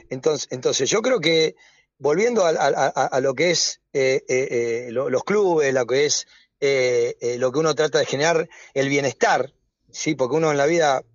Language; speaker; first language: Spanish; native; Spanish